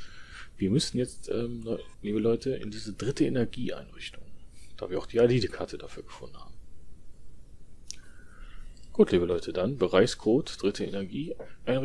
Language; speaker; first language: German; native; German